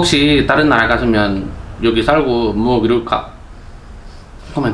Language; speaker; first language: Korean; non-native, learner; Spanish